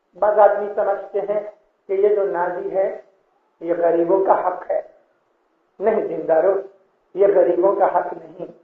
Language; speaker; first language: Urdu; non-native, local second language; Gujarati